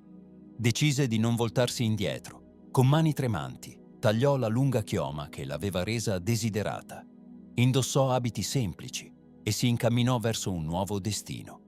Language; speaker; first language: Italian; native; Italian